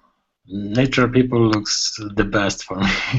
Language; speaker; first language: English; non-native, learner; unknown